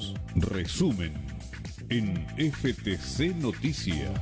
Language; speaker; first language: Spanish; native; Spanish